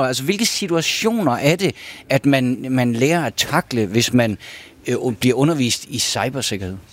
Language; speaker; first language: Danish; native; Danish